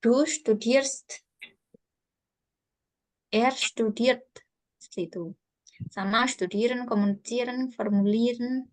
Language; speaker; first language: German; non-native, fluent; Indonesian